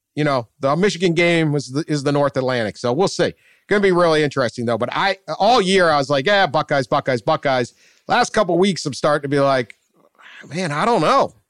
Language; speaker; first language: English; native; English